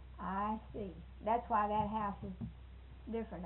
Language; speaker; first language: English; native; English